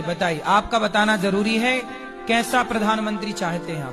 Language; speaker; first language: Hindi; native; Hindi